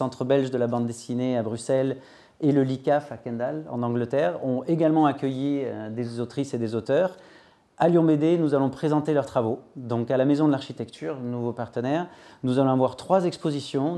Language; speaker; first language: French; native; French